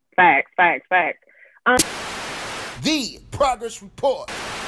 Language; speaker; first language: English; native; English